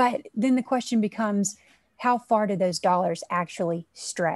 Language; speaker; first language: English; native; English